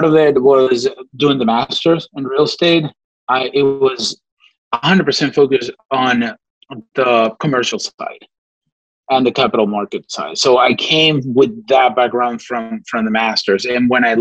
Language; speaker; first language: English; non-native, fluent; Spanish